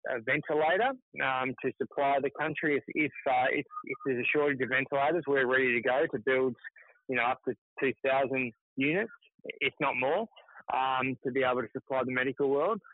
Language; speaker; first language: English; native; English